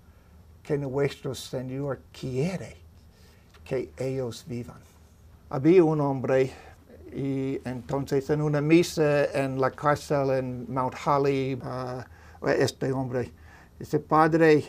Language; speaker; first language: Spanish; non-native, learner; English